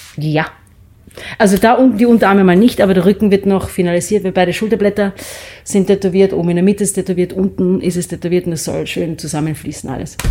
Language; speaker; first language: German; early bilingual, other home language; English